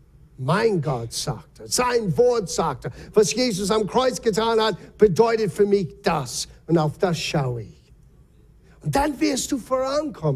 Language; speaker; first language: German; non-native, fluent; English